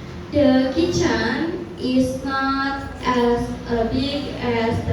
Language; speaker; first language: English; non-native, learner; Indonesian